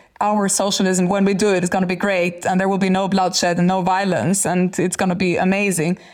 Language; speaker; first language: English; non-native, fluent; Albanian